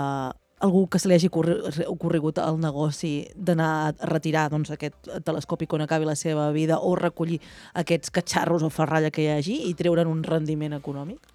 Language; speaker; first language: Catalan; native; Catalan